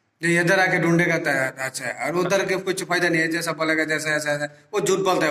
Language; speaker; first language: Hindi; non-native, learner; Bangla